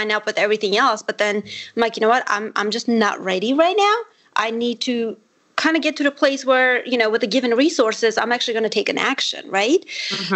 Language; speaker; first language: English; non-native, fluent; Armenian